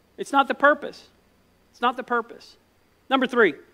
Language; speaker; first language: English; native; English